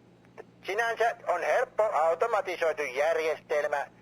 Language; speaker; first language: Finnish; native; Finnish